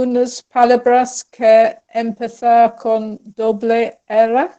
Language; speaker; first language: Spanish; non-native, learner; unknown